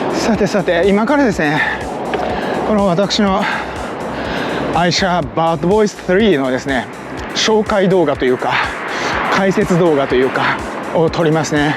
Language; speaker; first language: Japanese; native; Japanese